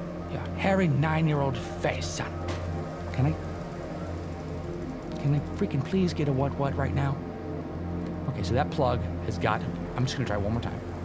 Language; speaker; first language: English; native; English